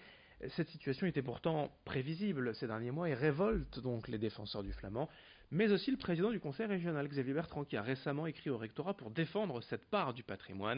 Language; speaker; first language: French; native; French